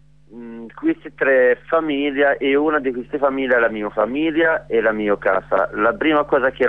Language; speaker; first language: Italian; non-native, learner; Arabic